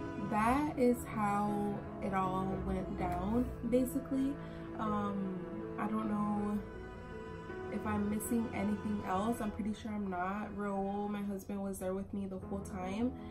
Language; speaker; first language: English; early bilingual, other home language; Spanish